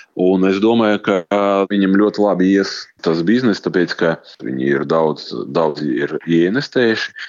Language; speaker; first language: Latvian; non-native, local second language; Russian